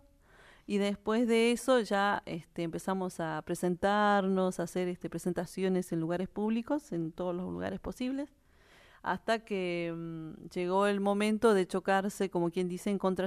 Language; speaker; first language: Spanish; native; Spanish